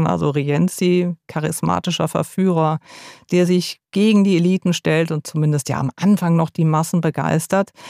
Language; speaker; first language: German; native; German